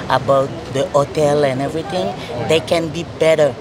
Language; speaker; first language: English; non-native, learner; French